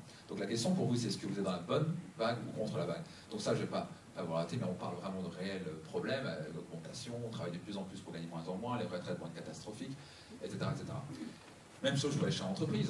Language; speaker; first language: French; native; French